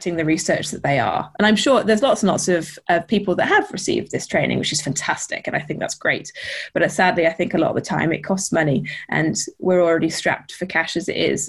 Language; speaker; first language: English; native; English